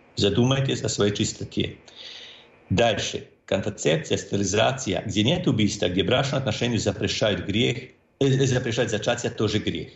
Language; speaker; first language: Russian; non-native, fluent; Croatian